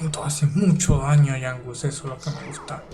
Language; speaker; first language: Spanish; native; Spanish